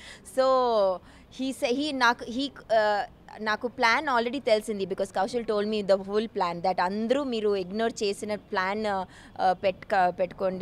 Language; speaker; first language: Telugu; non-native, learner; Malayalam